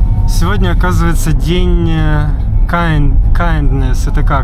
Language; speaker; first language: Russian; native; Russian